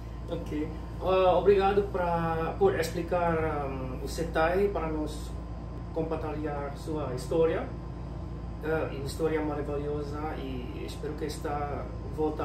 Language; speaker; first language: Portuguese; non-native, learner; English